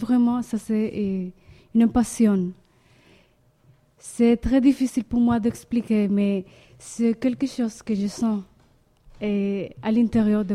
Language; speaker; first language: French; non-native, learner; Spanish